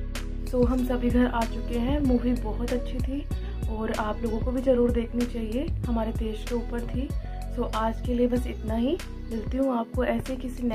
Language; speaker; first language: Hindi; native; Hindi